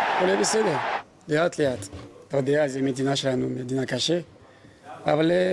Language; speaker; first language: Hebrew; non-native, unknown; French